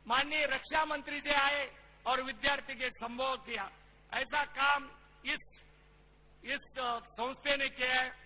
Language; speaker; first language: Hindi; non-native, local second language; Kannada